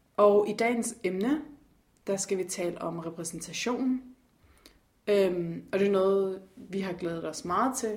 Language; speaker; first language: Danish; native; Danish